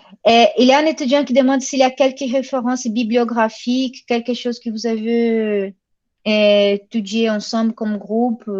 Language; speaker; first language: French; non-native, fluent; Portuguese